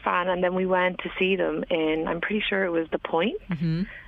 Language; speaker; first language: English; native; English